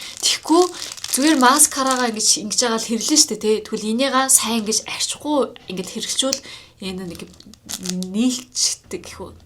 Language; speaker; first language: Mongolian; native; Mongolian